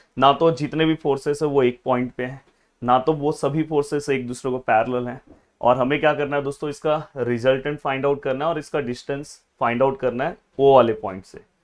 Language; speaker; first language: Hindi; non-native, local second language; Marathi